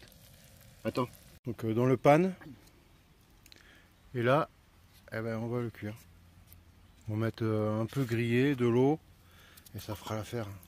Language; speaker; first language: French; native; French